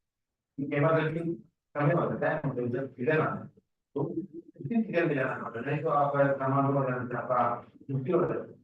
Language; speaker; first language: Hindi; non-native, local second language; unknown